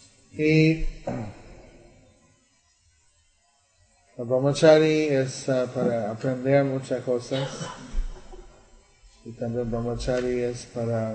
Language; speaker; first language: Spanish; non-native, learner; English